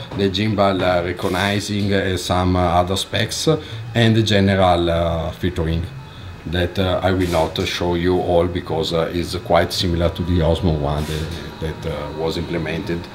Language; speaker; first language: English; non-native, fluent; Italian